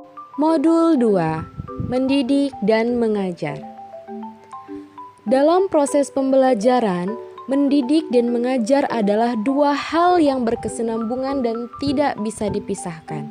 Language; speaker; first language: Indonesian; native; Indonesian